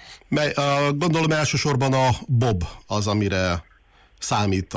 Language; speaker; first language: Hungarian; native; Hungarian